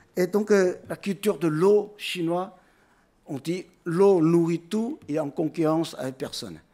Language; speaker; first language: French; non-native, fluent; Chinese